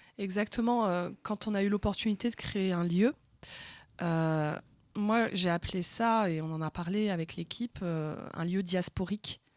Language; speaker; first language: French; early bilingual, other home language; Arabic